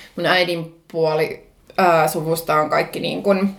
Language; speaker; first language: Finnish; non-native, local second language; Swedish